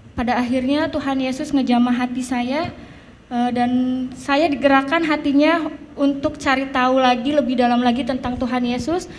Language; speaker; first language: Indonesian; native; Indonesian